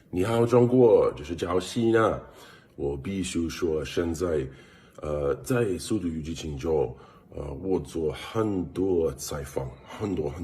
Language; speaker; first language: Chinese; non-native, learner; English